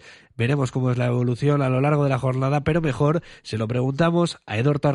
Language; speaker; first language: Spanish; native; Spanish